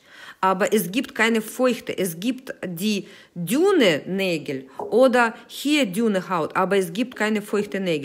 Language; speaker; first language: German; non-native, fluent; Russian